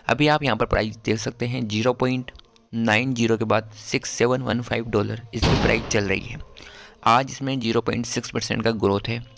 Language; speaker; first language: Hindi; native; Hindi